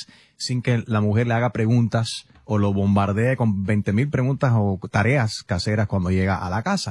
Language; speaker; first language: Spanish; native; Spanish